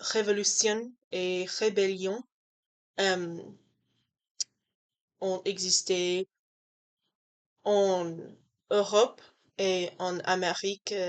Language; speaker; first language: French; non-native, learner; English